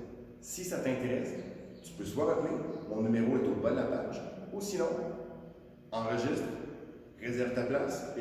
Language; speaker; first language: French; native; French